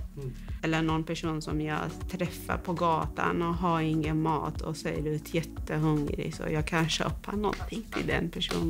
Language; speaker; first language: Swedish; non-native, fluent; Persian